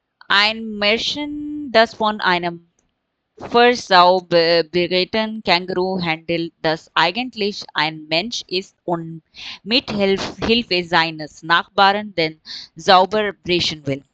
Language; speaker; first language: German; non-native, fluent; Hindi